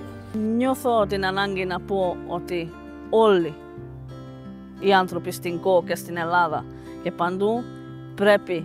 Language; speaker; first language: Greek; non-native, fluent; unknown